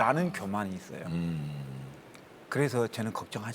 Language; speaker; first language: Korean; native; Korean